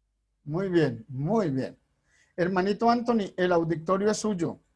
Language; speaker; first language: Spanish; native; Spanish